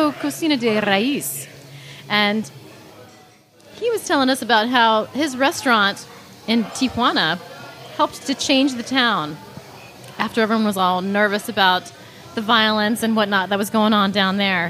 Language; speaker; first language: English; native; English